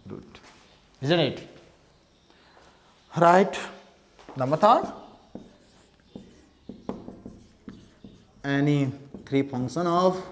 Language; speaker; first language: English; non-native, local second language; Nepali